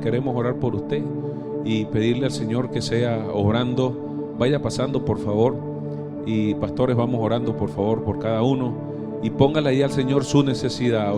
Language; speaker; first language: Spanish; native; Spanish